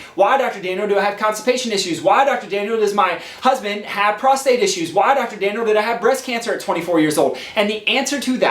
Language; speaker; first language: English; native; English